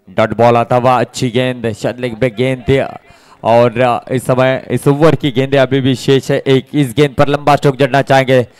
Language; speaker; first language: Hindi; non-native, local second language; Marathi